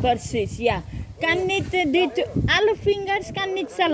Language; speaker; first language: Dutch; non-native, learner; Hindi